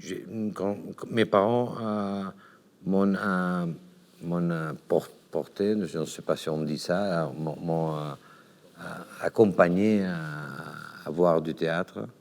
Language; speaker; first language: French; non-native, learner; Catalan